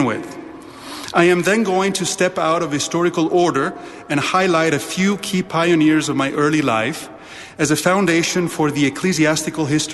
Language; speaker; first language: English; non-native, fluent; Italian